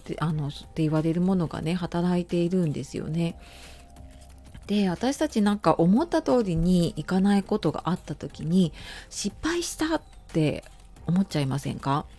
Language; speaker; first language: Japanese; native; Japanese